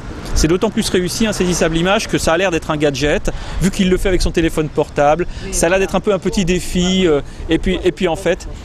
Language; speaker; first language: French; native; French